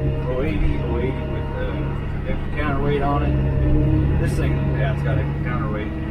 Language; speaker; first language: English; native; English